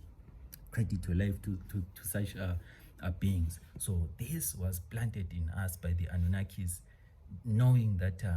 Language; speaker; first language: English; non-native, local second language; Xhosa